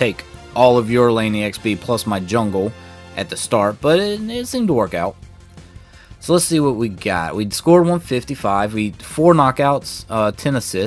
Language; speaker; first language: English; native; English